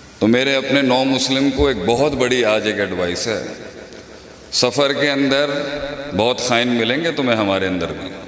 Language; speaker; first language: Urdu; native; Urdu